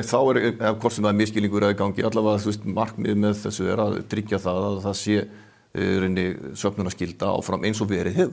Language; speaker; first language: Icelandic; native; Icelandic